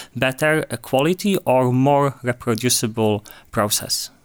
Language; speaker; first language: English; non-native, fluent; Polish